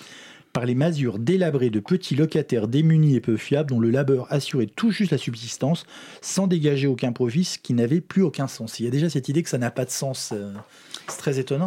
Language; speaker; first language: French; native; French